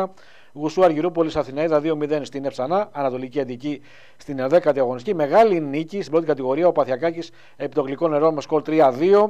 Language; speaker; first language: Greek; native; Greek